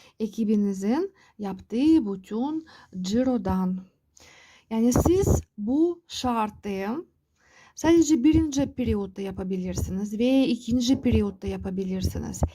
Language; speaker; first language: Turkish; non-native, fluent; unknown